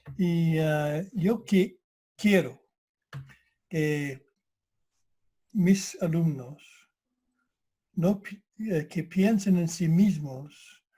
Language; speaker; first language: Spanish; non-native, fluent; English